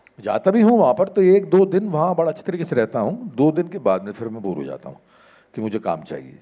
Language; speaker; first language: Hindi; native; Hindi